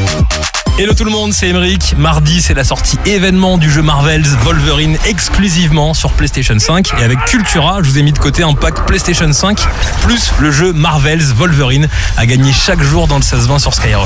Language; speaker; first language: French; native; French